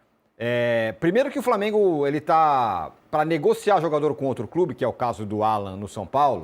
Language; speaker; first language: Portuguese; native; Portuguese